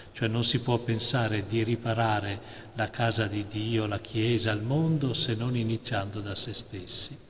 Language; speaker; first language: Italian; native; Italian